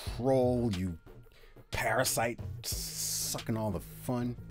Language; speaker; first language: English; native; English